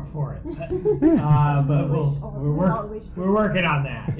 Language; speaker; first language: English; native; English